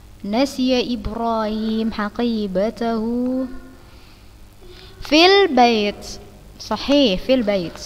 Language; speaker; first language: Arabic; non-native, fluent; Indonesian